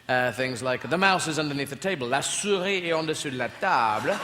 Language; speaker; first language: French; non-native, fluent; English